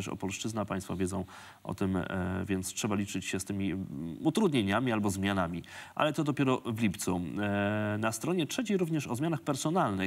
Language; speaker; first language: Polish; native; Polish